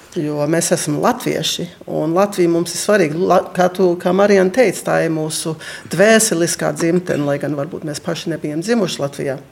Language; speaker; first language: Latvian; early bilingual, heritage; Latvian